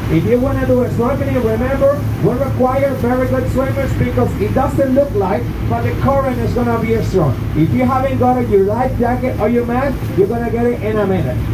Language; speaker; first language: English; non-native, fluent; Spanish